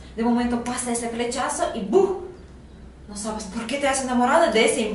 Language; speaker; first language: Spanish; non-native, fluent; Russian